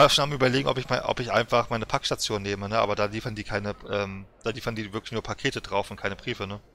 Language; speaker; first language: German; native; German